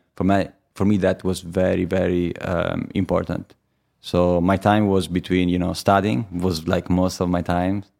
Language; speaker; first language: English; non-native, fluent; Italian